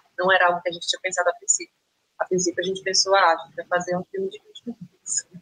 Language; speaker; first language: Portuguese; native; Portuguese